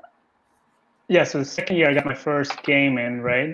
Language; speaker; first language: English; non-native, fluent; Swedish